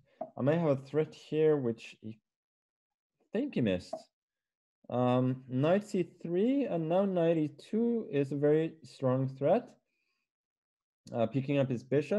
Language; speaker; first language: English; non-native, fluent; Norwegian